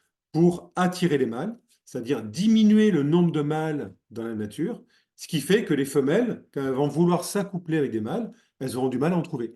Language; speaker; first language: French; native; French